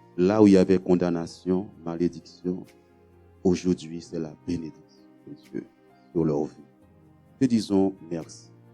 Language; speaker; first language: French; non-native, local second language; Haitian Creole